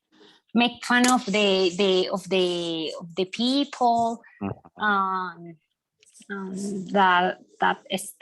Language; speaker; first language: English; non-native, learner; Spanish